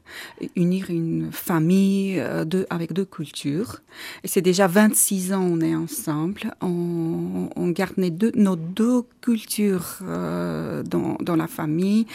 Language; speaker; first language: French; non-native, learner; Armenian